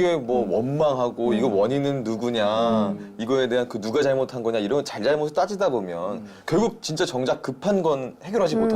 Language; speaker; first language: Korean; native; Korean